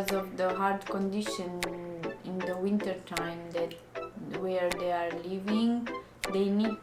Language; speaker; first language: English; non-native, learner; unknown